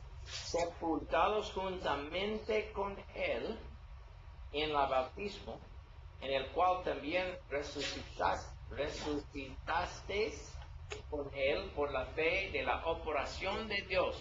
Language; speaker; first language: Spanish; non-native, learner; English